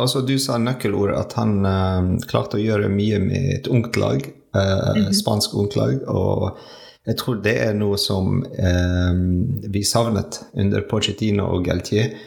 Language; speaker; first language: Norwegian; non-native, learner; French